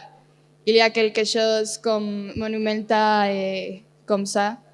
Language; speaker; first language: French; non-native, learner; Spanish